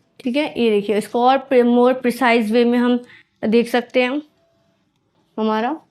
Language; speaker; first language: Hindi; native; Hindi